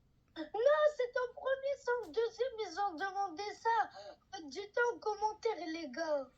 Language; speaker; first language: French; native; French